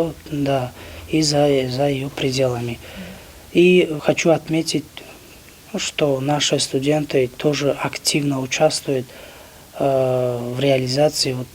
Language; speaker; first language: Russian; non-native, local second language; Tajik